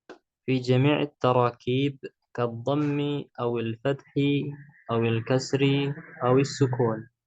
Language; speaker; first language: Arabic; non-native, fluent; Indonesian